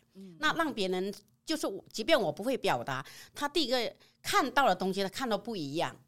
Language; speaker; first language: Chinese; native; Chinese